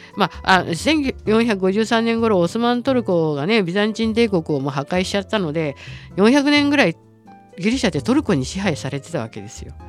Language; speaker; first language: Japanese; native; Japanese